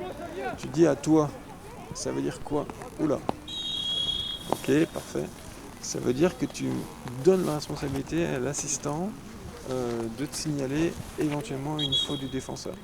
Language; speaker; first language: French; native; French